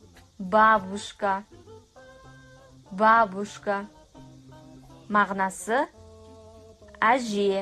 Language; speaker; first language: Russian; non-native, fluent; Kazakh